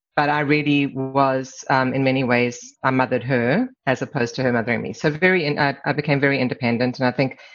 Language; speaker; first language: English; native; English